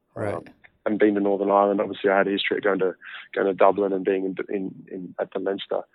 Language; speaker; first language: English; native; English